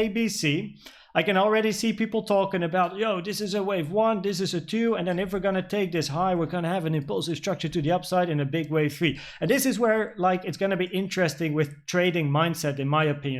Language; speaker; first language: English; non-native, fluent; Dutch